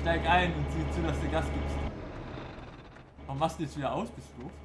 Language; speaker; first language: German; native; German